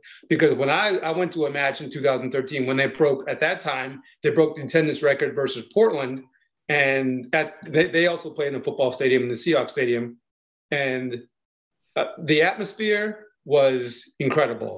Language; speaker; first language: English; native; English